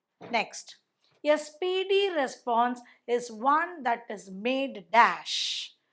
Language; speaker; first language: English; non-native, local second language; Tamil